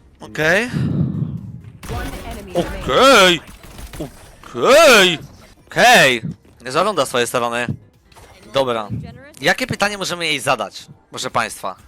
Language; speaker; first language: Polish; native; Polish